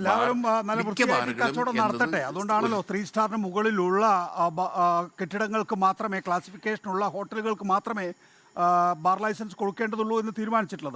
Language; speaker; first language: Malayalam; native; Malayalam